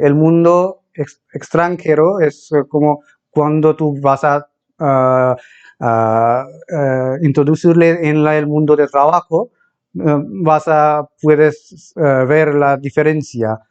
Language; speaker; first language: Spanish; non-native, fluent; Bangla